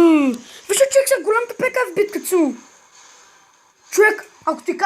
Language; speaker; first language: Bulgarian; native; Bulgarian